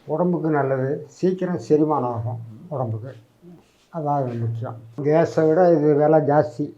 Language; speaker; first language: Tamil; native; Tamil